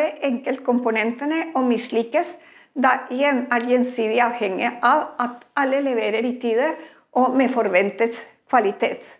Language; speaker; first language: Norwegian; non-native, fluent; Spanish